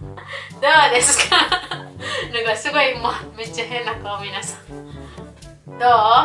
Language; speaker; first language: Japanese; non-native, fluent; Indonesian